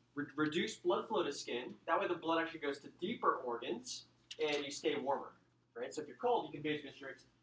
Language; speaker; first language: English; native; English